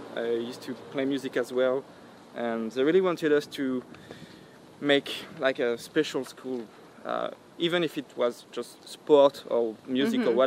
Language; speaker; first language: English; non-native, fluent; French